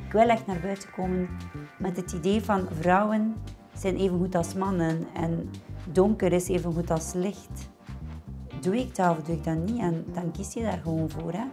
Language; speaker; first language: Dutch; non-native, fluent; Spanish